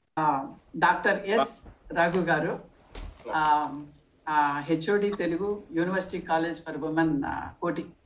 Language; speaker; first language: Telugu; native; Telugu